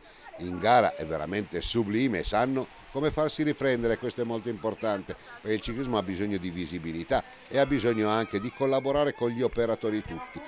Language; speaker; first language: Italian; native; Italian